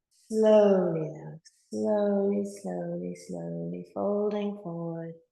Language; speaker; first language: English; native; English